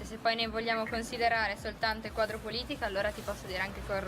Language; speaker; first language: Italian; native; Italian